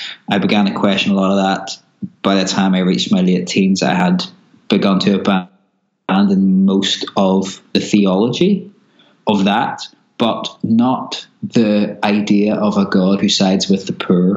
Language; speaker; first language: English; native; English